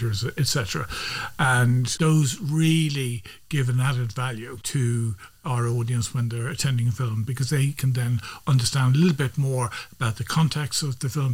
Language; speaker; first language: English; native; English